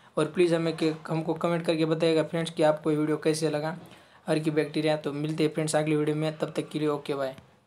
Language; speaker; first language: Hindi; non-native, local second language; Marathi